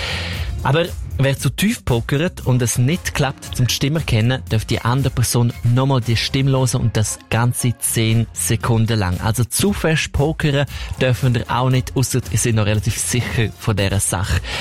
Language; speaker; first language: German; native; German